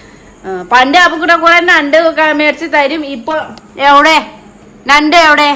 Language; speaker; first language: Malayalam; non-native, fluent; Nepali